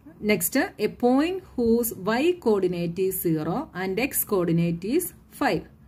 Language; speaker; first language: English; non-native, local second language; Malayalam